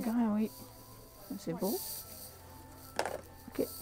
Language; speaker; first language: French; non-native, local second language; Arabic